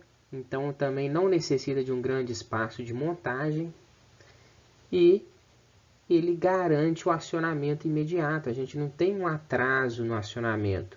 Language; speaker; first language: Portuguese; native; Portuguese